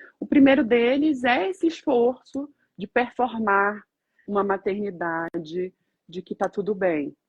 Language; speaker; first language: Portuguese; native; Portuguese